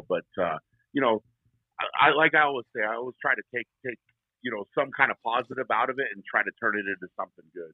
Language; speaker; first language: English; native; English